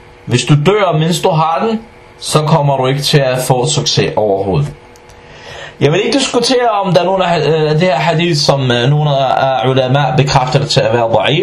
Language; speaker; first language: Danish; non-native, fluent; Arabic